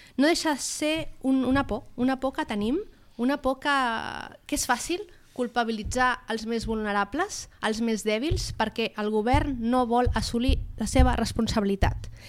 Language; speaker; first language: Catalan; native; Catalan